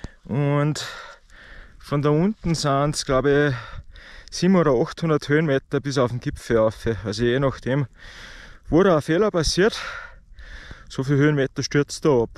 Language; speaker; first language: German; native; German